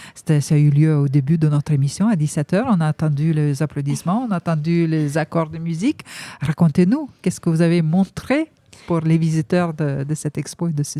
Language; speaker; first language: French; native; French